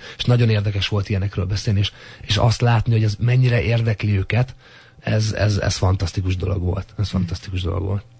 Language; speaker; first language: Hungarian; native; Hungarian